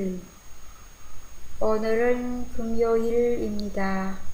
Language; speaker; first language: Korean; non-native, fluent; Vietnamese